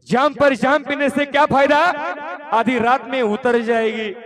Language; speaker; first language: Hindi; non-native, local second language; Marathi